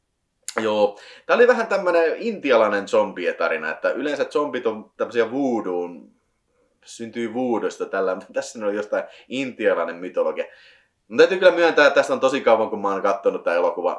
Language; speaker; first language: Finnish; native; Finnish